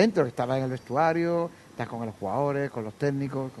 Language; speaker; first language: Spanish; native; Spanish